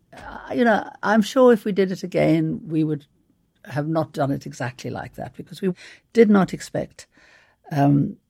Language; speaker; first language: English; native; English